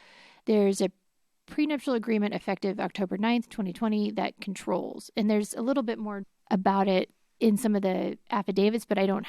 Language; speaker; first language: English; native; English